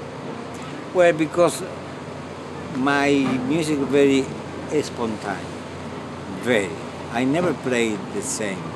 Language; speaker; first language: English; non-native, fluent; Spanish